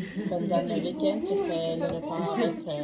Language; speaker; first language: French; non-native, learner; Vietnamese